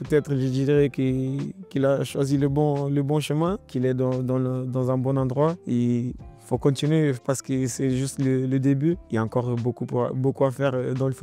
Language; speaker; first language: French; non-native, learner; Portuguese